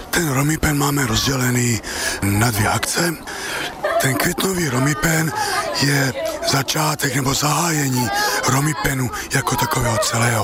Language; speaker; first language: Czech; native; Czech